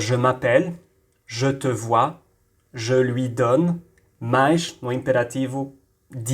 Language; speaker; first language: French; non-native, local second language; Arabic